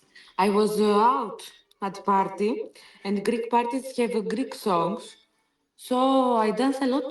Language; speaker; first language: English; non-native, learner; Greek